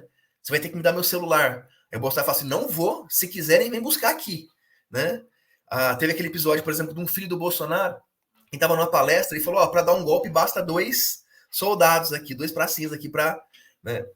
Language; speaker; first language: Portuguese; native; Portuguese